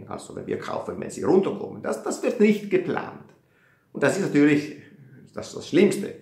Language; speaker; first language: German; non-native, fluent; Italian